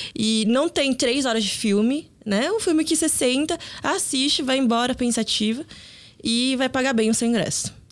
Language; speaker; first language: Portuguese; early bilingual, other home language; Korean